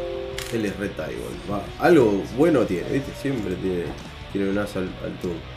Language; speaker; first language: Spanish; native; Spanish